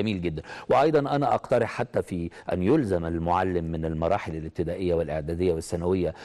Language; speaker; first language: Arabic; native; Arabic